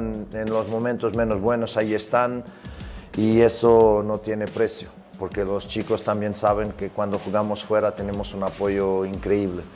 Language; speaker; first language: Spanish; non-native, fluent; Portuguese